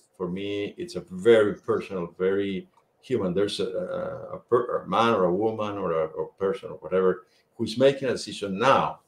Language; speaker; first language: English; non-native, fluent; Spanish